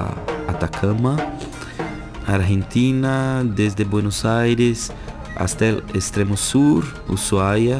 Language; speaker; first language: Spanish; non-native, fluent; Portuguese